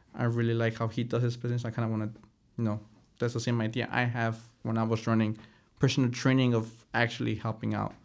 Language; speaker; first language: English; early bilingual, other home language; Spanish